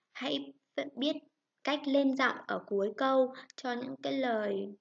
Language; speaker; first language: Vietnamese; native; Vietnamese